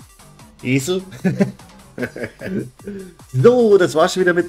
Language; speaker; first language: German; native; German